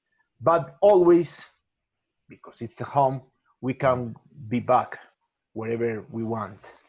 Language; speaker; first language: English; non-native, learner; Spanish